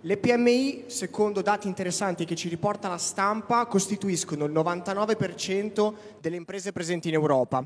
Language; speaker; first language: Italian; native; Italian